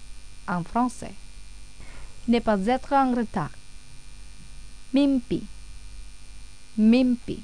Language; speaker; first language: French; non-native, fluent; Indonesian